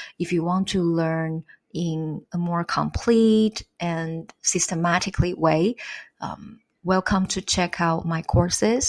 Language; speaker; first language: English; non-native, fluent; Chinese